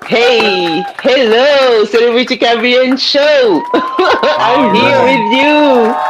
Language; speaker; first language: English; non-native, learner; French